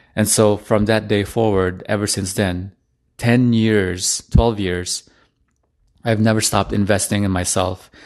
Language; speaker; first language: English; early bilingual, other home language; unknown